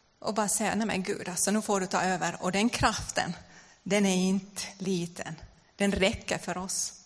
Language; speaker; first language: Swedish; native; Swedish